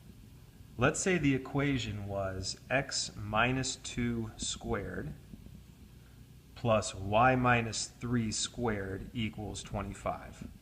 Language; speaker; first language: English; native; English